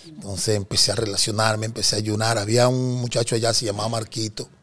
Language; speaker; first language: Spanish; native; Spanish